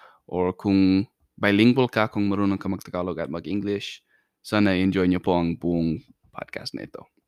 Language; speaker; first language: Filipino; non-native, fluent; English